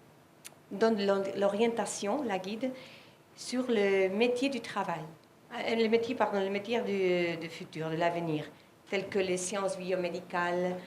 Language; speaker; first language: French; non-native, fluent; Spanish